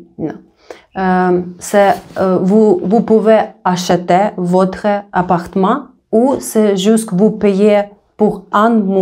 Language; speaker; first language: French; non-native, learner; Russian